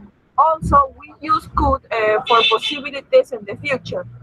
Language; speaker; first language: English; non-native, learner; Spanish